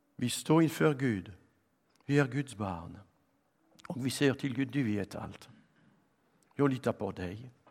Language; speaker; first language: Swedish; non-native, fluent; French